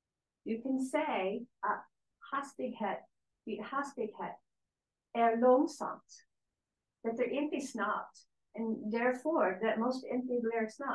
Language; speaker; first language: Swedish; non-native, learner; English